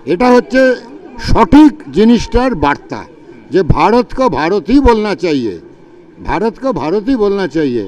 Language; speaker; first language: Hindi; non-native, local second language; Bangla